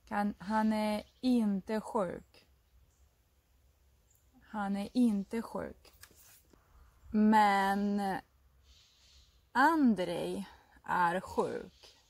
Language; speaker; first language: Swedish; non-native, fluent; Russian